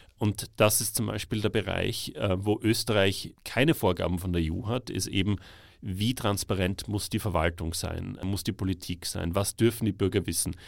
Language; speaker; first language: German; native; German